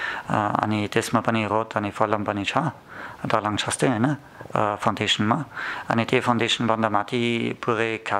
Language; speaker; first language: Nepali; non-native, learner; German